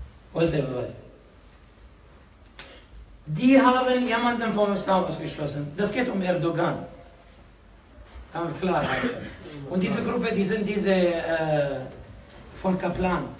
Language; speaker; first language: German; non-native, fluent; Arabic